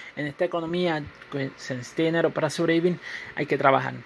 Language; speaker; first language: Spanish; native; Spanish